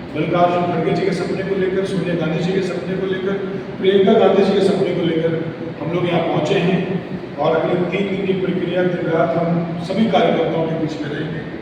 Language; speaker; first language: Hindi; native; Hindi